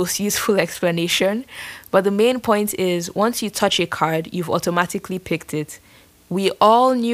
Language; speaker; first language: English; non-native, local second language; Yoruba